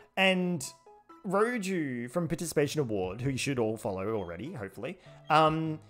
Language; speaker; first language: English; native; English